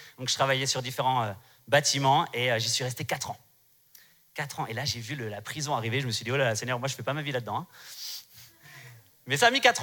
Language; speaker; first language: French; native; French